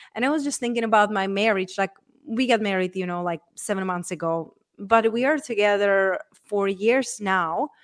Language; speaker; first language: English; non-native, fluent; Czech